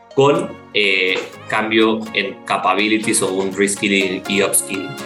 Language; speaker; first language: Spanish; native; Spanish